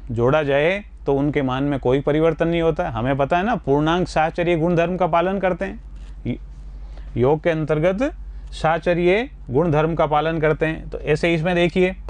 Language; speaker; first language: Hindi; native; Hindi